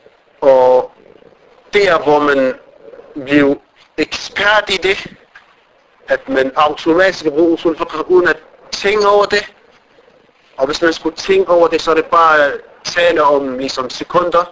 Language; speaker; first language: Danish; non-native, fluent; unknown